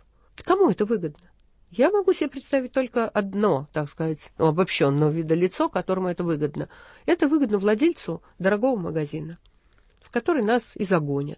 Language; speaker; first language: Russian; native; Russian